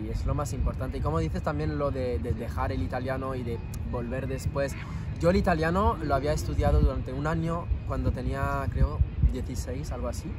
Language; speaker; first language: Spanish; non-native, fluent; French